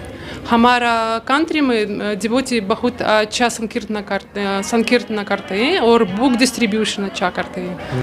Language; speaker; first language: Hindi; non-native, learner; Russian